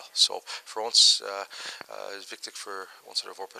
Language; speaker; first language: German; non-native, learner; English